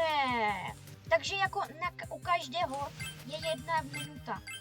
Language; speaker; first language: Czech; early bilingual, other home language; Russian